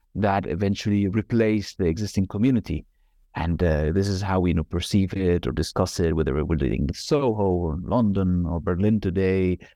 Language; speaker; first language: English; non-native, fluent; Arabic